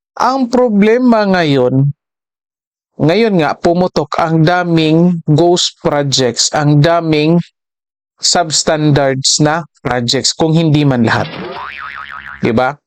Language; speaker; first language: Filipino; native; Filipino